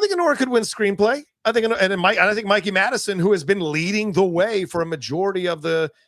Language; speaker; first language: English; native; English